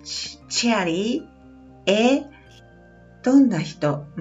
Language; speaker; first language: Japanese; non-native, learner; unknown